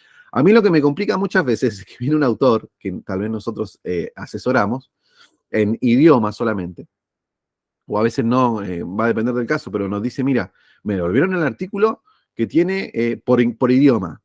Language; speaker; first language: Spanish; native; Spanish